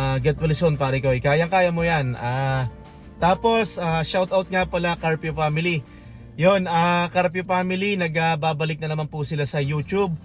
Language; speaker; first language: Filipino; native; Filipino